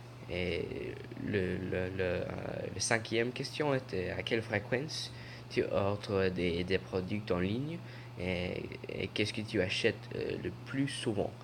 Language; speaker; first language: French; non-native, learner; English